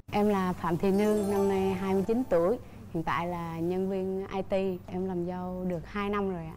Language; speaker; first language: Vietnamese; native; Vietnamese